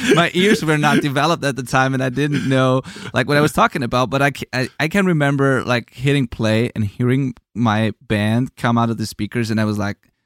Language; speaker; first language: English; non-native, fluent; German